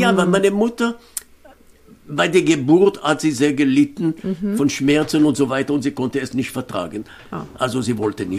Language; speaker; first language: German; non-native, fluent; Hebrew